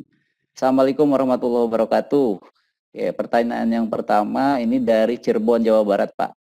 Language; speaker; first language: Indonesian; native; Indonesian